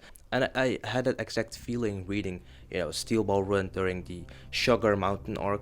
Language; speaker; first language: English; non-native, fluent; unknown